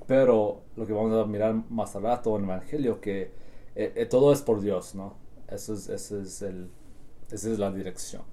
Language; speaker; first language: Spanish; early bilingual, heritage; Spanish